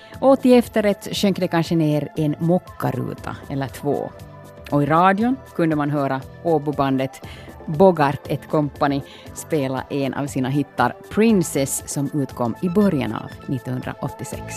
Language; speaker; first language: Swedish; native; Swedish